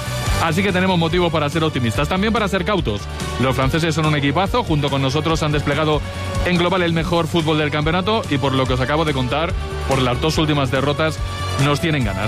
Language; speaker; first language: Spanish; native; Spanish